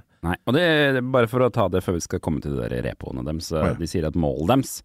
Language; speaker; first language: Norwegian; native; Norwegian